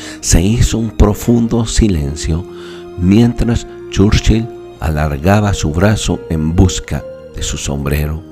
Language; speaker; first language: Spanish; native; Spanish